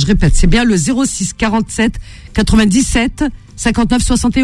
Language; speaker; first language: French; native; French